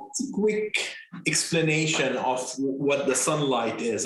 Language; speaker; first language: English; non-native, fluent; Arabic